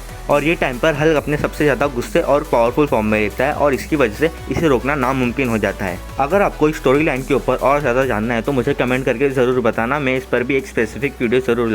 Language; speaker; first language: Hindi; native; Hindi